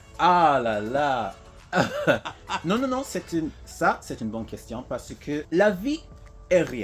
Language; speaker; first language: French; non-native, learner; English